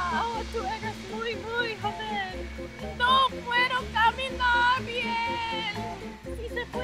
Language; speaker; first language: Spanish; non-native, learner; English